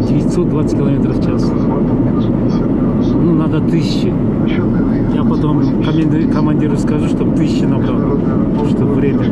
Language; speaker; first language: Russian; non-native, local second language; Kyrgyz